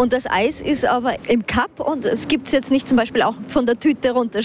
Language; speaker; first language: German; native; German